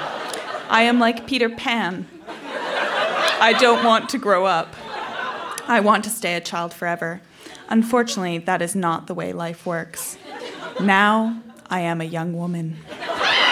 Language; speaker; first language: English; native; English